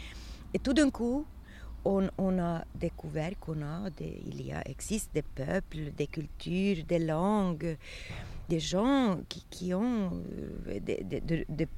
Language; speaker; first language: French; non-native, fluent; Swedish